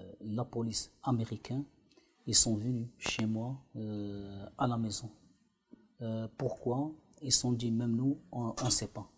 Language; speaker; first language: French; non-native, learner; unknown